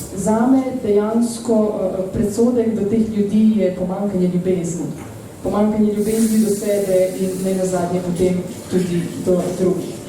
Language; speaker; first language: Slovenian; early bilingual, other home language; Bosnian